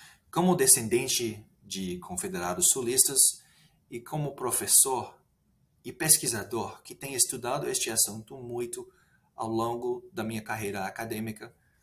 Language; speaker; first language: Portuguese; non-native, fluent; English